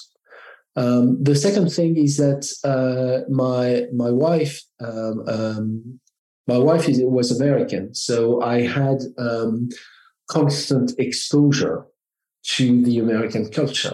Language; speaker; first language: English; non-native, fluent; French